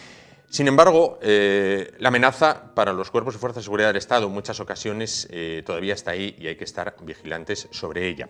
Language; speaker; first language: Spanish; native; Spanish